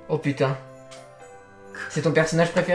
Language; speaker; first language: French; native; French